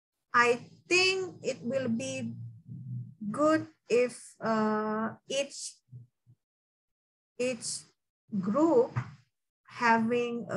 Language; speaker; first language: English; non-native, fluent; Indonesian